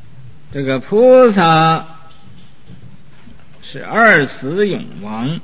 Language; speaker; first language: Chinese; native; Chinese